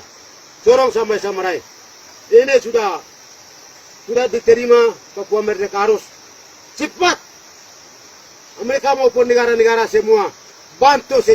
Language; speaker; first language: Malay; non-native, local second language; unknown